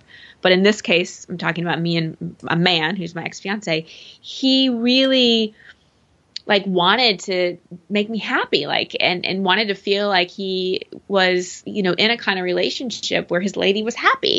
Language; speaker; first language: English; native; English